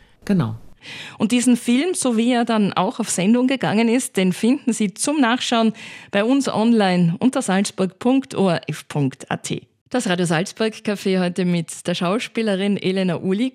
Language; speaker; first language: German; native; German